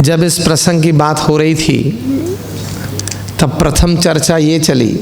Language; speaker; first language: Hindi; non-native, local second language; Gujarati